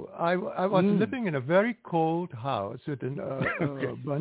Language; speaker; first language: English; non-native, fluent; Dutch